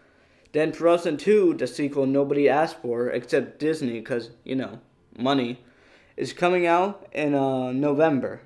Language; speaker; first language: English; native; English